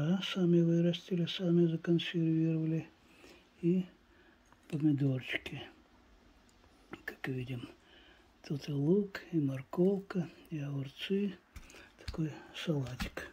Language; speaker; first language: Russian; native; Russian